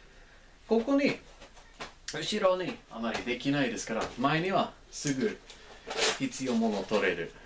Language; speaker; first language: Japanese; non-native, learner; English